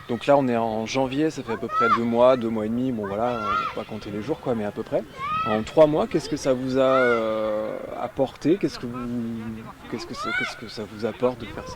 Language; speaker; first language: French; native; French